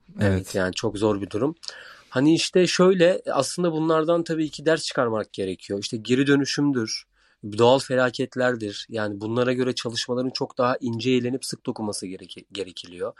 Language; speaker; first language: Turkish; native; Turkish